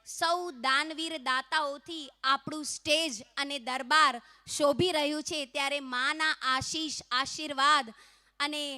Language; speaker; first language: Gujarati; non-native, local second language; Kachhi